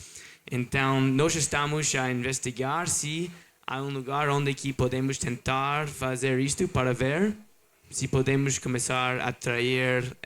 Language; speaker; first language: Portuguese; non-native, learner; English